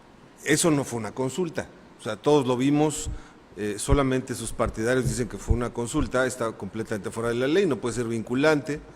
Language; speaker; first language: Spanish; native; Spanish